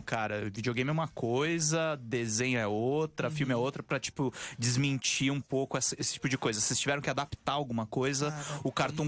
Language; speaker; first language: Portuguese; native; Portuguese